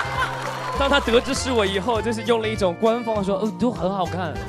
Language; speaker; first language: Chinese; native; Chinese